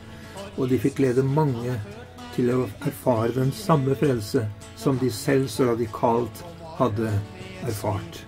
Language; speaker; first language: Norwegian; native; Norwegian